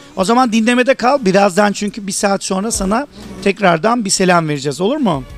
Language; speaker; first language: Turkish; native; Turkish